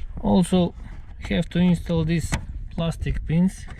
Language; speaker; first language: English; non-native, fluent; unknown